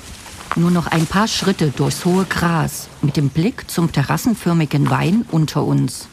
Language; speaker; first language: German; native; German